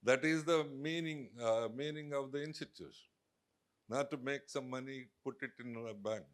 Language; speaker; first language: English; non-native, local second language; Telugu